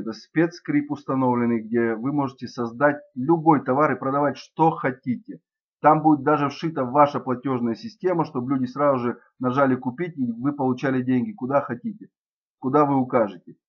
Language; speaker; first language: Russian; native; Russian